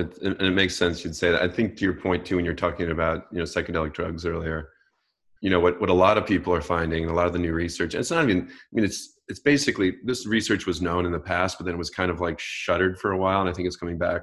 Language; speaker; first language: English; native; English